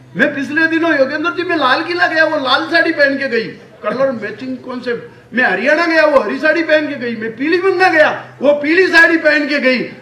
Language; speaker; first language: Hindi; non-native, local second language; Marwari